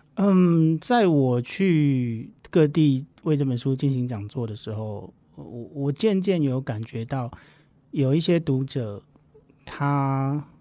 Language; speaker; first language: Chinese; non-native, local second language; Min Nan Chinese